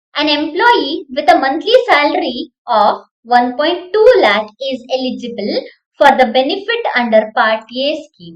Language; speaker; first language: English; non-native, local second language; Kannada